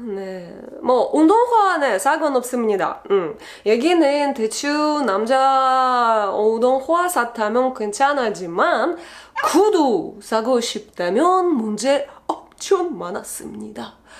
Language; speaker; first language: Korean; non-native, learner; Russian